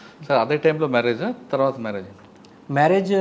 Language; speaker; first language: Telugu; native; Telugu